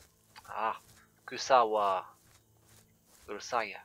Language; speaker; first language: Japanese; non-native, learner; French